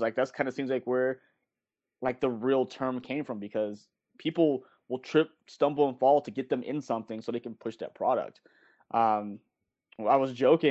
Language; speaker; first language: English; native; English